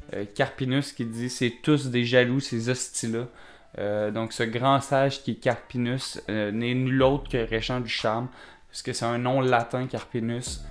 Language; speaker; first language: French; native; French